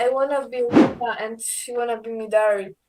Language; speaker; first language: English; non-native, learner; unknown